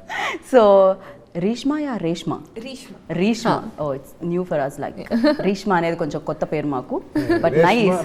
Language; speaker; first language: Telugu; native; Telugu